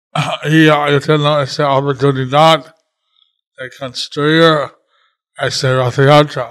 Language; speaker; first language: Spanish; non-native, learner; English